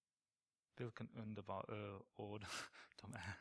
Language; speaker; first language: Swedish; non-native, learner; English